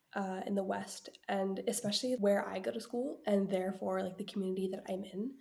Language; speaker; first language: English; early bilingual, other home language; Ukrainian